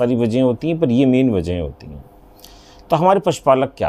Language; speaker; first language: Hindi; native; Hindi